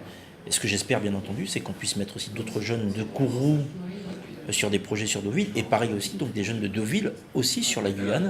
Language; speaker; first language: French; native; French